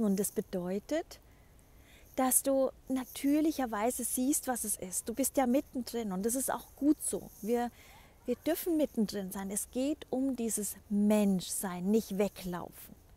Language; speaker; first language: German; native; German